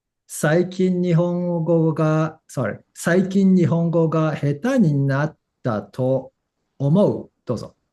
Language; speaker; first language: Japanese; non-native, fluent; English